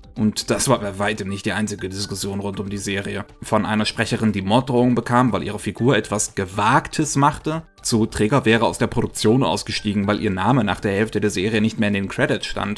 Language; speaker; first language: German; native; German